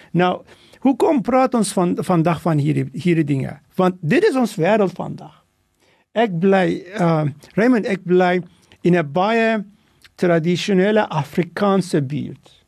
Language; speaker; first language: Afrikaans; non-native, local second language; English